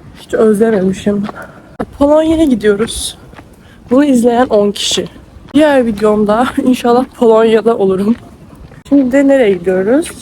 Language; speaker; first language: Turkish; native; Turkish